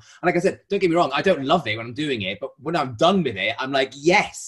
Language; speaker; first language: English; native; English